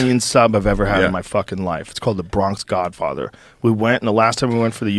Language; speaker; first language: English; native; English